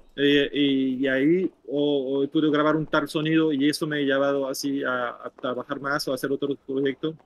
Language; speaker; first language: Spanish; non-native, fluent; French